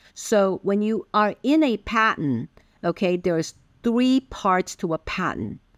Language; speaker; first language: English; early bilingual, other home language; Min Nan Chinese